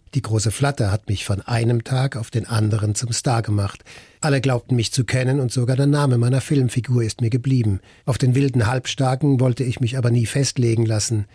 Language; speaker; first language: German; native; German